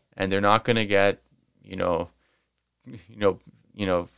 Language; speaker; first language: English; native; English